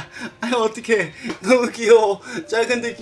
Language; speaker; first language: Korean; native; Korean